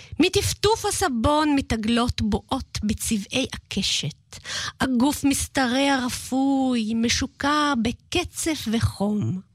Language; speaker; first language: Hebrew; non-native, fluent; Russian